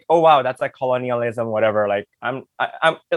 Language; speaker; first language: English; early bilingual, other home language; Indonesian